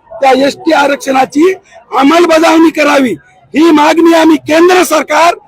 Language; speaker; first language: Marathi; non-native, local second language; Lambadi